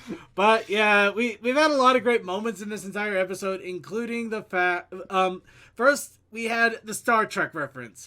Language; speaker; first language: English; native; English